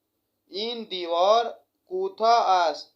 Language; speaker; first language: Persian; non-native, fluent; Urdu